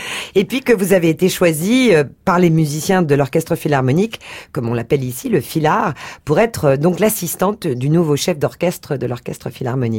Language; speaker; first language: French; native; French